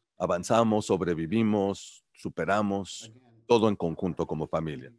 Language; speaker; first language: Spanish; early bilingual, heritage; Spanish